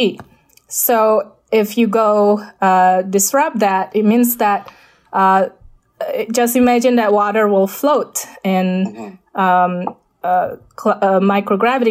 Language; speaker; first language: English; non-native, fluent; Indonesian